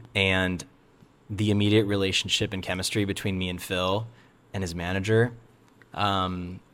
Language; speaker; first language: English; native; English